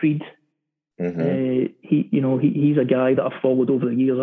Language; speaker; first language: English; native; English